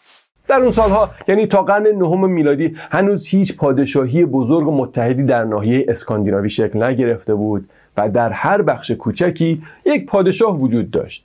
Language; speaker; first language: Persian; native; Persian